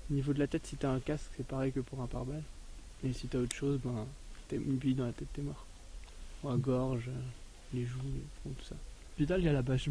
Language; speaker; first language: French; native; French